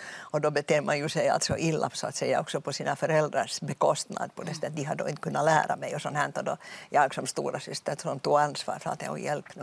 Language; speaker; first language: Swedish; native; Swedish